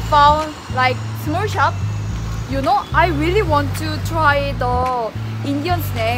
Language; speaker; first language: English; non-native, learner; Korean